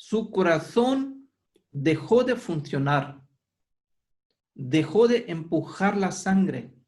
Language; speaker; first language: Spanish; non-native, fluent; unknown